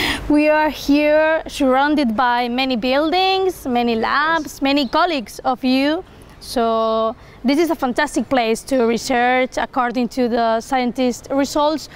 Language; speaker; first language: English; non-native, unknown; Spanish